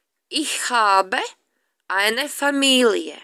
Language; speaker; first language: German; non-native, fluent; Latvian